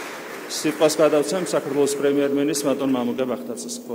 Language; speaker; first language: Georgian; native; Georgian